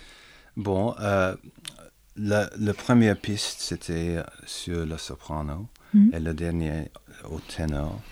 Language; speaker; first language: French; non-native, learner; English